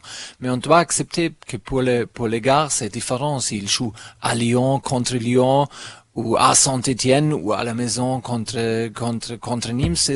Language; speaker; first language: French; non-native, fluent; German